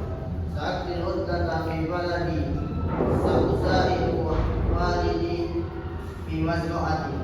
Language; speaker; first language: Arabic; non-native, learner; Indonesian